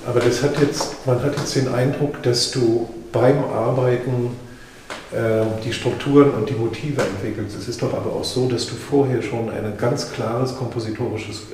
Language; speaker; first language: German; native; German